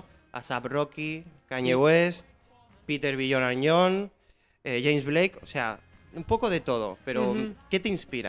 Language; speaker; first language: Spanish; native; Spanish